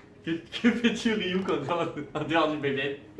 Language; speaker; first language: French; native; French